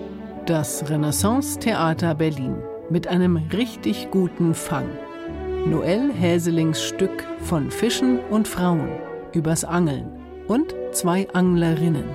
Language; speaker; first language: German; native; German